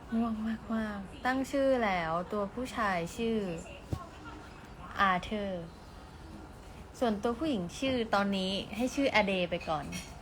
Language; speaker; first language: Thai; native; Thai